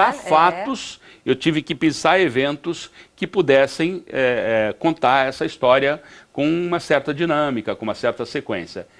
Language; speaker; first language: Portuguese; native; Portuguese